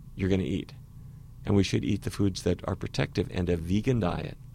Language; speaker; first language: English; native; English